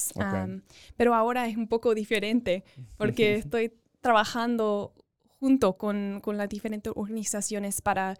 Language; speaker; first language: Spanish; early bilingual, other home language; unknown